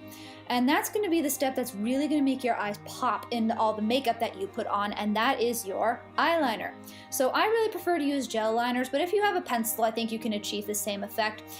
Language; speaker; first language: English; native; English